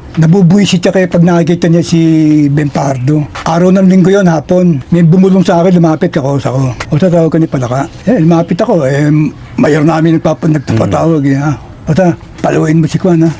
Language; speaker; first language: Filipino; native; Filipino